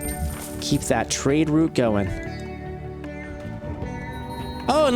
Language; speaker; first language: English; native; English